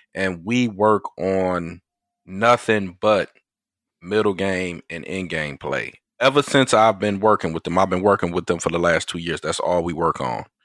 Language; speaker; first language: English; native; English